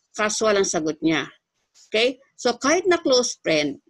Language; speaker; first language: Filipino; native; Filipino